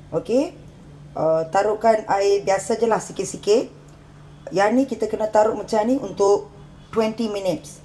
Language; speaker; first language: Malay; non-native, local second language; Tamil